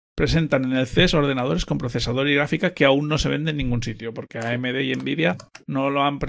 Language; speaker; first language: Spanish; non-native, local second language; Catalan